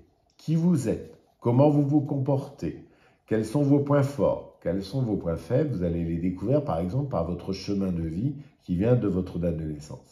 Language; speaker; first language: French; native; French